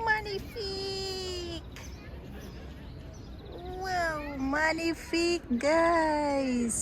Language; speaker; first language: French; non-native, learner; Cebuano